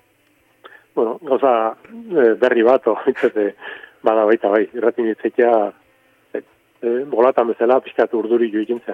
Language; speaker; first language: Basque; native; Basque